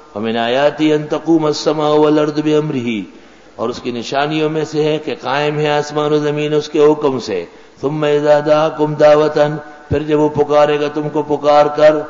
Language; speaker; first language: Urdu; non-native, local second language; Pashto